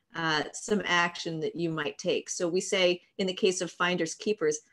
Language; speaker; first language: English; native; English